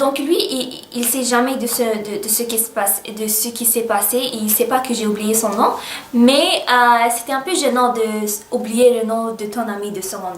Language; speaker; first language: French; early bilingual, other home language; Arabic